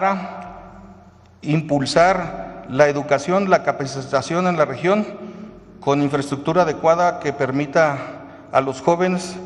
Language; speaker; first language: Spanish; native; Spanish